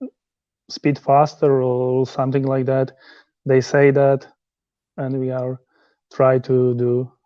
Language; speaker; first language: English; non-native, learner; Polish